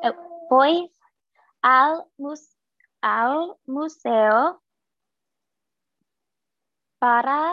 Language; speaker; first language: Spanish; non-native, learner; English